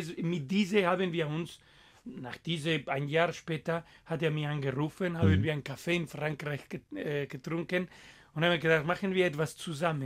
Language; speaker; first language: German; non-native, fluent; Spanish